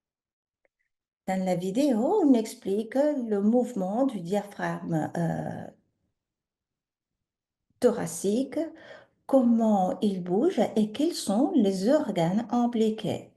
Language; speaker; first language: French; native; French